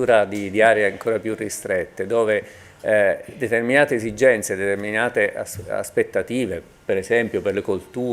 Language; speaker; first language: Italian; native; Italian